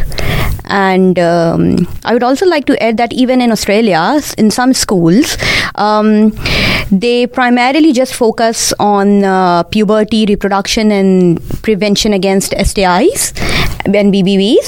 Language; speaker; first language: English; non-native, local second language; Urdu